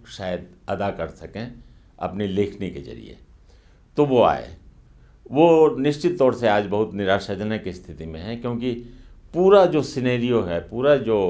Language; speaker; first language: Hindi; native; Hindi